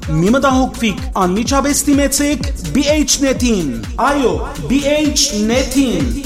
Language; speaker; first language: Armenian; native; Armenian